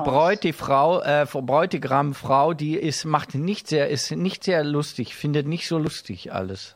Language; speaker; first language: German; native; German